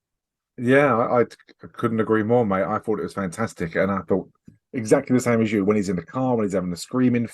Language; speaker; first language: English; native; English